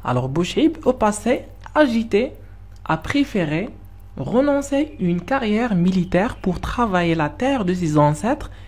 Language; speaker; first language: French; non-native, local second language; Arabic